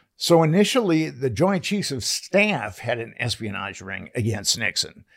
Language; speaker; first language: English; native; English